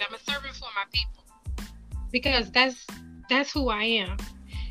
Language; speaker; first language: English; native; English